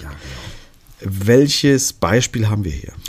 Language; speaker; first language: German; native; German